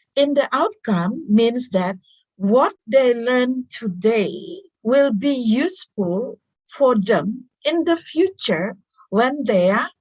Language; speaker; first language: English; non-native, fluent; Indonesian